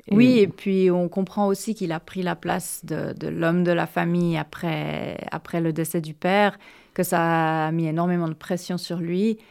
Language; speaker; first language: French; native; French